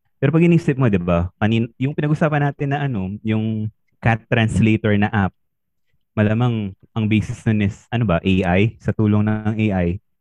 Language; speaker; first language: Filipino; native; Filipino